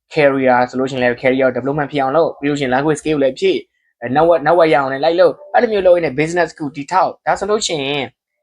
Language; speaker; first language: Burmese; native; Burmese